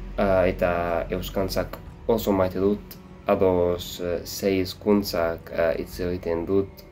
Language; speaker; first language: Basque; non-native, learner; Arabic